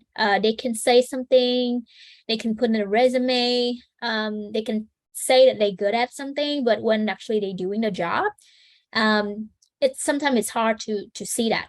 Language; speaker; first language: English; non-native, fluent; Vietnamese